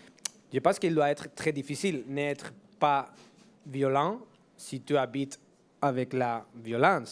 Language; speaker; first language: French; non-native, fluent; Spanish